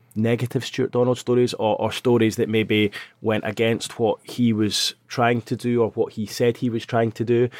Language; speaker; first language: English; native; English